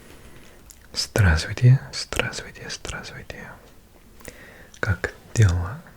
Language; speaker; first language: Russian; non-native, learner; English